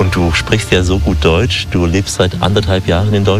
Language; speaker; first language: German; native; German